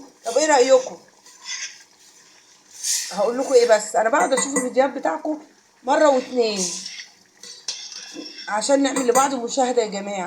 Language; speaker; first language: Arabic; native; Arabic